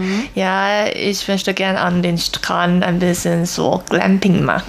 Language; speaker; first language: German; non-native, learner; Chinese